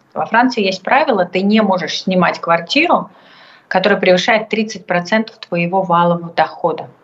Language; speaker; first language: Russian; native; Russian